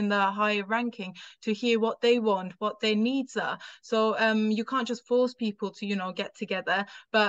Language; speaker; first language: English; non-native, fluent; Turkish